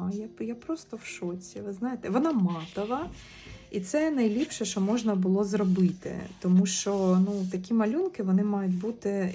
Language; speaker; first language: Ukrainian; native; Ukrainian